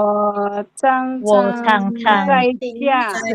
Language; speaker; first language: Chinese; non-native, learner; Filipino